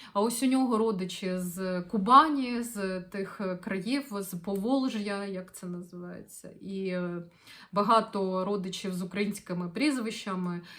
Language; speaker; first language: Ukrainian; non-native, local second language; Russian